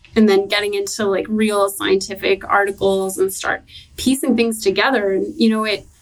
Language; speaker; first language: English; native; English